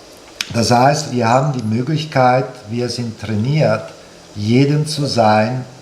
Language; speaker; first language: German; non-native, fluent; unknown